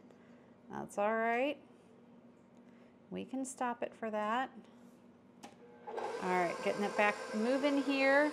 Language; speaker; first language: English; native; English